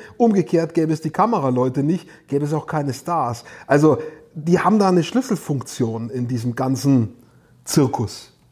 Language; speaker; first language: German; native; German